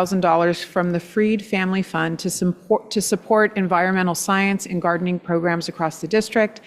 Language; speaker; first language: English; native; English